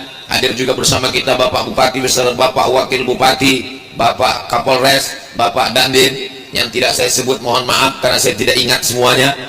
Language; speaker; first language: Indonesian; native; Indonesian